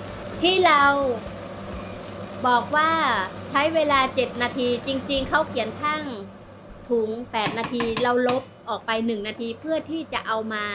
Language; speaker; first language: Thai; native; Thai